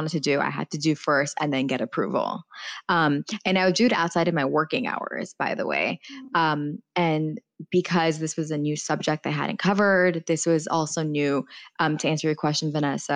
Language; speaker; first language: English; early bilingual, other home language; Persian